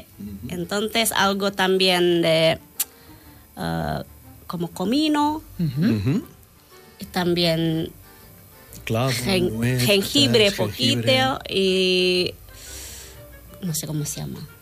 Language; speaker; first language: Spanish; non-native, learner; Indonesian